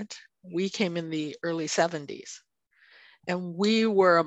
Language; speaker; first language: English; non-native, fluent; Chinese